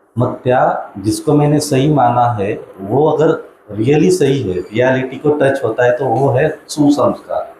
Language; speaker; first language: Hindi; non-native, local second language; Marathi